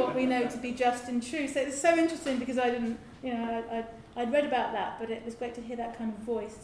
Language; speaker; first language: English; native; English